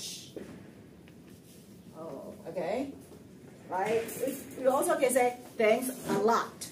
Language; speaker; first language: English; non-native, fluent; Chinese